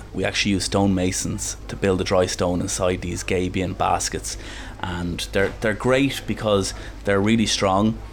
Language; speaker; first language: English; native; English